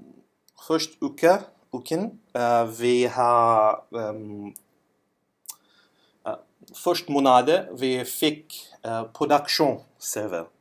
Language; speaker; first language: Norwegian; non-native, learner; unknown